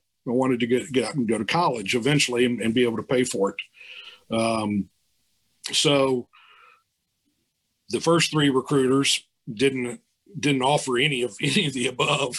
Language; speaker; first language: English; native; English